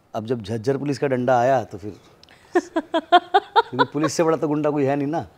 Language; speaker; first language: Hindi; native; Hindi